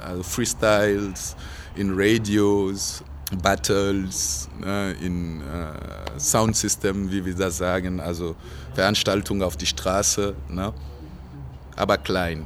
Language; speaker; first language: German; non-native, fluent; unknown